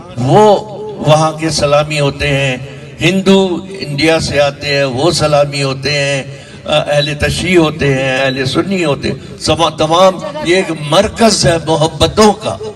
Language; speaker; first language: Urdu; non-native, local second language; Sindhi